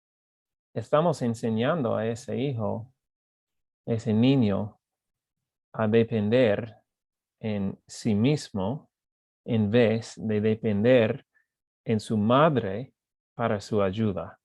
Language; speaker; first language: Spanish; non-native, fluent; English